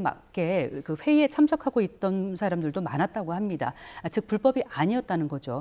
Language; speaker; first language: Korean; native; Korean